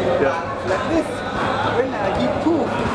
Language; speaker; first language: English; non-native, learner; Thai